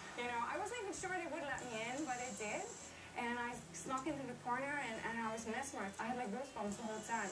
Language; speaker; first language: English; non-native, fluent; Dutch